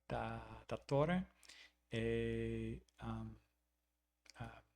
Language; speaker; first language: Italian; non-native, learner; English